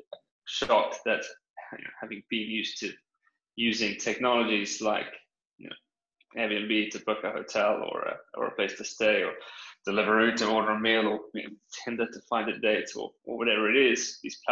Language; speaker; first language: English; native; English